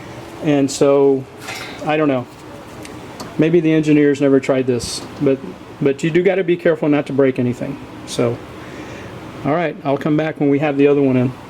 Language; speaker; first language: English; native; English